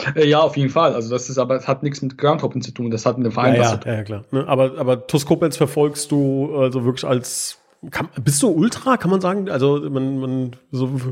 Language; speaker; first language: German; non-native, fluent; Arabic